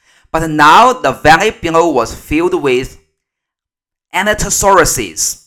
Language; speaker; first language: English; non-native, fluent; Chinese